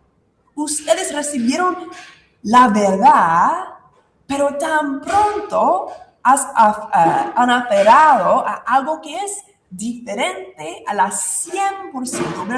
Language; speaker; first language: Spanish; non-native, fluent; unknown